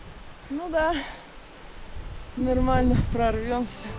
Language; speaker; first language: Russian; native; Russian